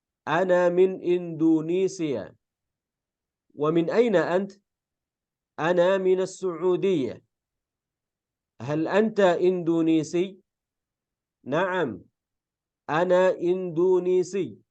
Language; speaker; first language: Arabic; non-native, fluent; Indonesian